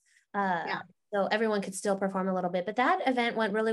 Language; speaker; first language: English; native; English